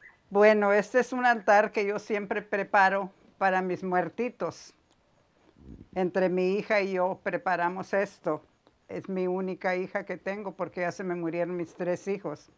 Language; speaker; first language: Spanish; native; Spanish